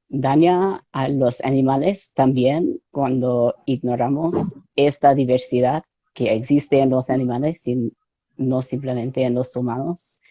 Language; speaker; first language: Spanish; non-native, fluent; English